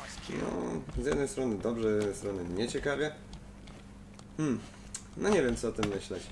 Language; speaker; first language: Polish; native; Polish